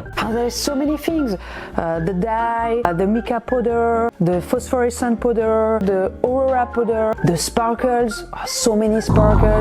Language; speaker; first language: English; non-native, fluent; French